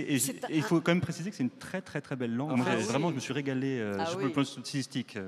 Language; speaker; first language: French; native; French